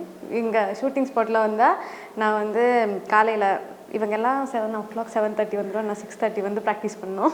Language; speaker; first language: Tamil; native; Tamil